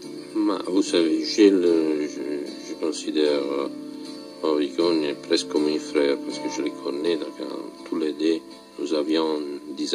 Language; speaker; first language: French; non-native, fluent; Italian